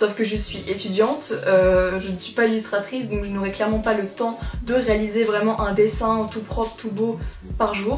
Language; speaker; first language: French; native; French